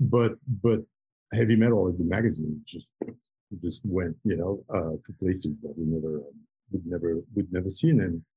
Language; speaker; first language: English; non-native, fluent; French